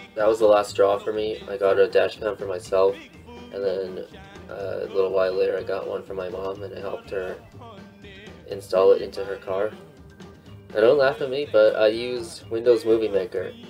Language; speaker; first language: English; native; English